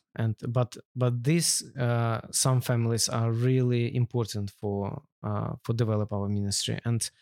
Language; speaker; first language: English; non-native, learner; Ukrainian